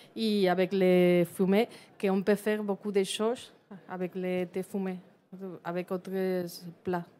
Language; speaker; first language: French; non-native, learner; Spanish